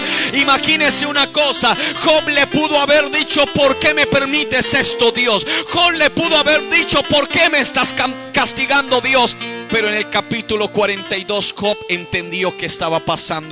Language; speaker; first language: Spanish; native; Spanish